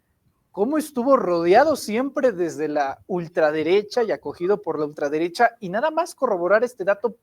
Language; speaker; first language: Spanish; native; Spanish